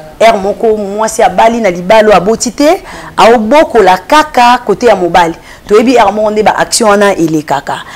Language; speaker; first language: Lingala; native; Lingala